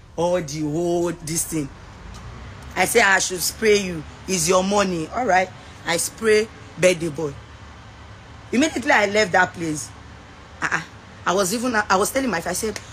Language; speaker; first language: Nigerian Pidgin; non-native, local second language; Yoruba